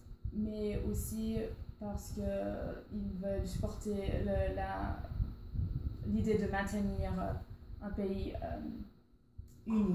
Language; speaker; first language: French; non-native, learner; English